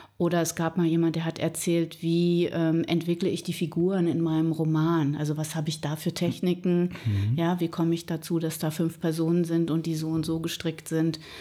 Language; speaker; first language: German; native; German